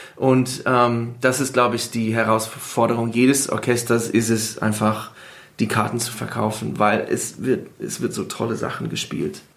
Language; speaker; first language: German; non-native, fluent; English